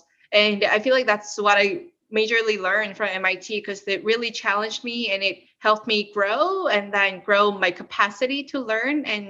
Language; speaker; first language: English; early bilingual, other home language; Korean